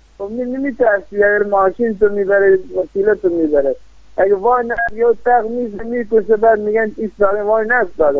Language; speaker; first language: Persian; non-native, local second language; Baluchi